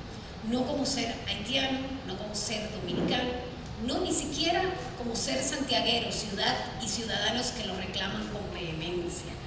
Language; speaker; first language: Spanish; native; Spanish